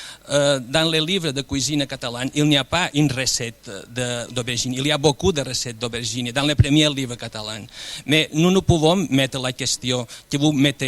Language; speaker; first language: French; non-native, fluent; Spanish